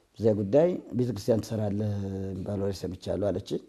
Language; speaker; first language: Amharic; native; Amharic